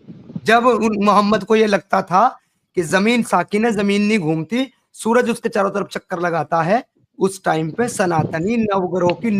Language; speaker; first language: Hindi; native; Hindi